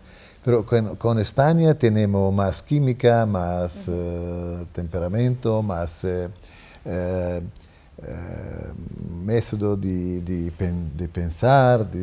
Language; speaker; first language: Spanish; non-native, fluent; Arabic